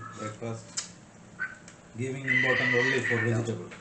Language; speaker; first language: English; non-native, learner; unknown